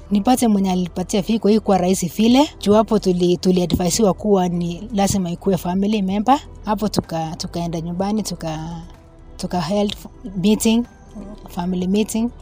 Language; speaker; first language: Swahili; non-native, local second language; Kalenjin